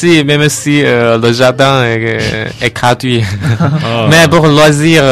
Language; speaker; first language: French; non-native, learner; Chinese